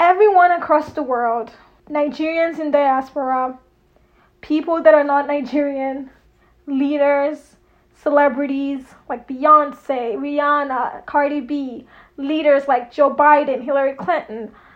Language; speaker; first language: English; non-native, local second language; Yoruba